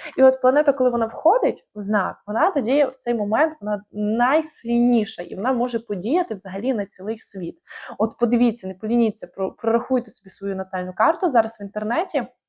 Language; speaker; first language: Ukrainian; non-native, local second language; Russian